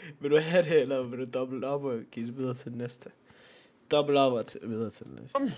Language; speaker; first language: Danish; native; Danish